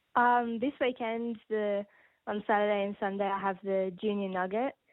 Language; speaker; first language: English; native; English